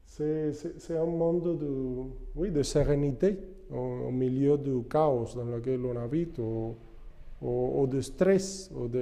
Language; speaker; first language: French; non-native, fluent; Spanish